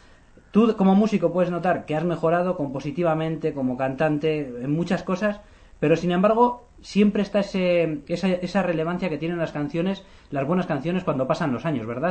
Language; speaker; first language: Spanish; native; Spanish